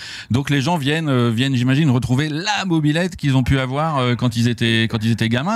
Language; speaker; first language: French; native; French